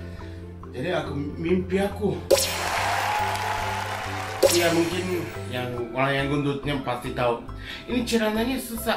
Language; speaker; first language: Indonesian; non-native, fluent; Japanese